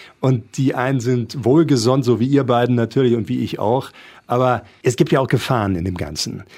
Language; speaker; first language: German; native; German